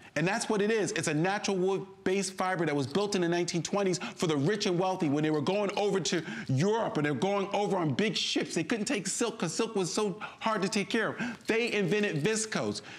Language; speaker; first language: English; native; English